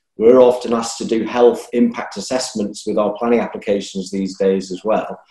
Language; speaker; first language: English; native; English